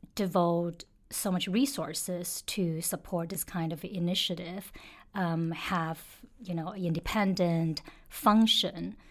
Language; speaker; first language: English; non-native, fluent; Chinese